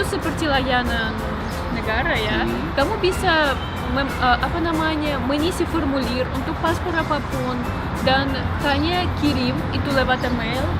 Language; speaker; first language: Indonesian; non-native, learner; Russian